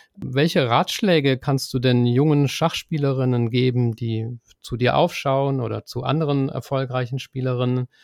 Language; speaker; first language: German; native; German